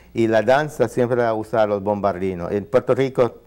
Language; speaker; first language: Spanish; non-native, fluent; English